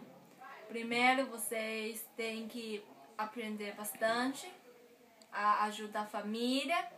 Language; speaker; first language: Portuguese; non-native, learner; Chinese